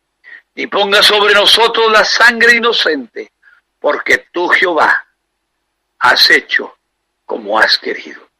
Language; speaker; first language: Spanish; native; Spanish